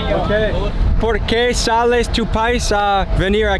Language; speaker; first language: Spanish; non-native, learner; English